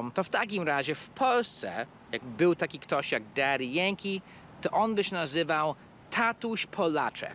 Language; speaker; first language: Polish; non-native, fluent; English